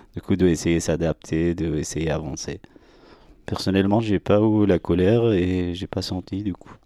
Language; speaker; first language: French; non-native, learner; Persian